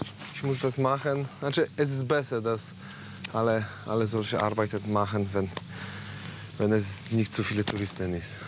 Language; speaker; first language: German; non-native, learner; Polish